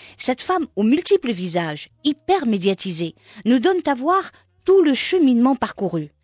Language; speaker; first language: French; non-native, local second language; Arabic